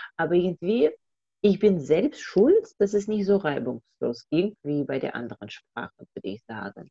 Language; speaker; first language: German; non-native, fluent; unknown